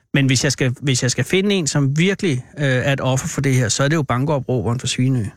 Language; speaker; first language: Danish; native; Danish